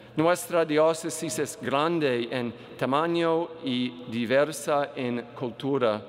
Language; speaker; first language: Spanish; non-native, learner; English